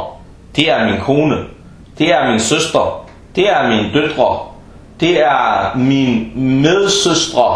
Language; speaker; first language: Danish; early bilingual, other home language; Arabic